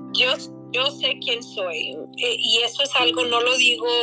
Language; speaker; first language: Spanish; early bilingual, heritage; Spanish